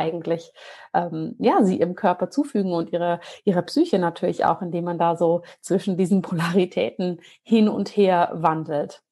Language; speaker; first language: German; native; German